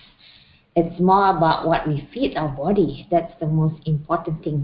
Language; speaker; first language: English; non-native, local second language; Malay